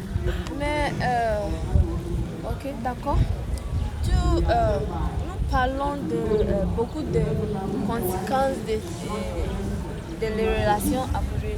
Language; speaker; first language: French; non-native, fluent; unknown